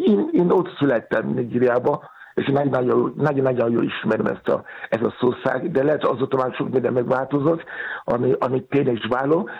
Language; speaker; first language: Hungarian; non-native, learner; Yoruba